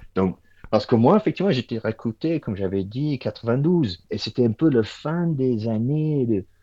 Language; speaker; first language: French; non-native, fluent; English